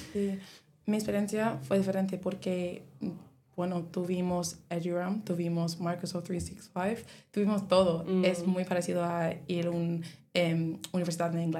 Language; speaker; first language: Spanish; non-native, learner; English